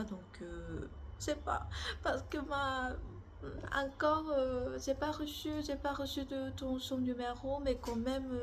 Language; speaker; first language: French; non-native, learner; Korean